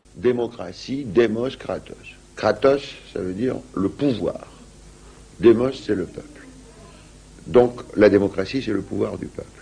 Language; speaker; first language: French; non-native, fluent; Greek